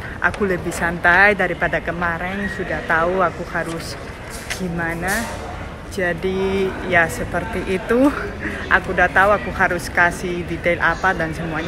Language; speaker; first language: Indonesian; non-native, fluent; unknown